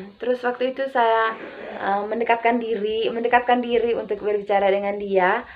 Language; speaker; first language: Indonesian; non-native, local second language; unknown